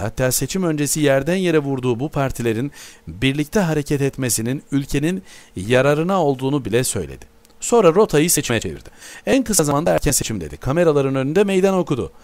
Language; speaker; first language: Turkish; native; Turkish